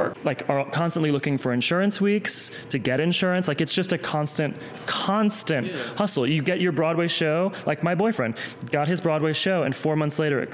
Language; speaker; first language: English; native; English